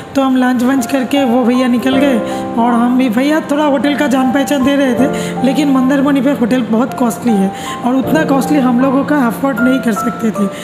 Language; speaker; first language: Hindi; non-native, local second language; Bangla